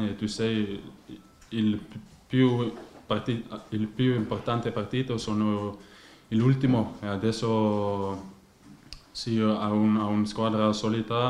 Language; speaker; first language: Italian; non-native, learner; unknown